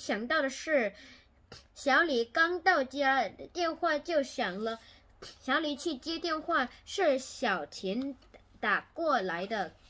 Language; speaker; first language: Chinese; non-native, learner; Korean